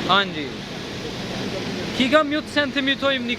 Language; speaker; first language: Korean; non-native, fluent; Urdu